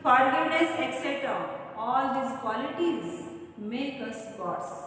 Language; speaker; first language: English; non-native, local second language; Kannada